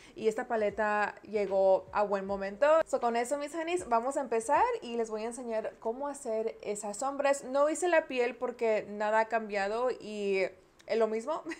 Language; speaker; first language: Spanish; early bilingual, heritage; Spanish